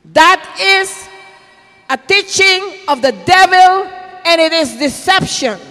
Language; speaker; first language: English; non-native, local second language; Filipino